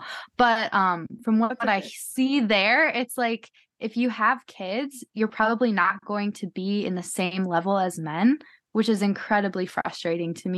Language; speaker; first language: English; native; English